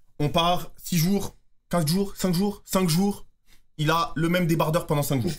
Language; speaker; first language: French; native; French